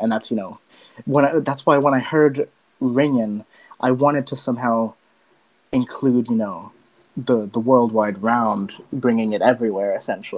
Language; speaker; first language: English; native; English